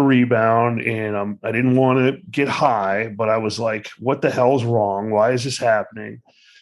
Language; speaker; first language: English; native; English